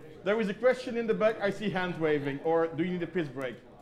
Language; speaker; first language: English; non-native, fluent; Dutch